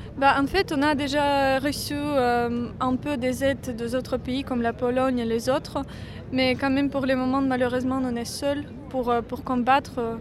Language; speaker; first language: French; non-native, fluent; Ukrainian